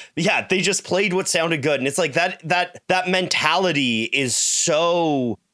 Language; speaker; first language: English; native; English